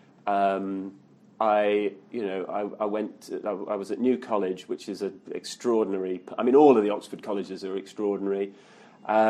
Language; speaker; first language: English; native; English